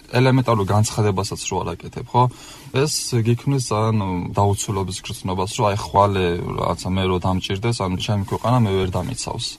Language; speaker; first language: Georgian; non-native, local second language; Chechen